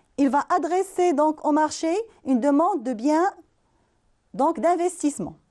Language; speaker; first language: French; non-native, local second language; Arabic